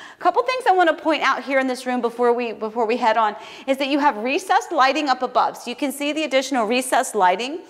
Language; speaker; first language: English; native; English